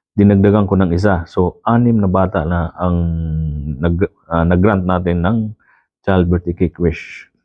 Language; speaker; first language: Filipino; non-native, local second language; Waray